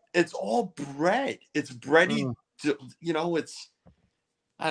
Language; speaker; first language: English; native; English